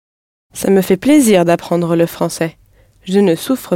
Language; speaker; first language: French; non-native, learner; English